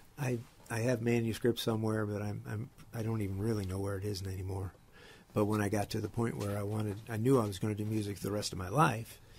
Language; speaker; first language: English; native; English